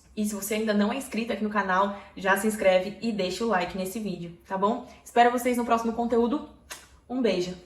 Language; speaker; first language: Portuguese; native; Portuguese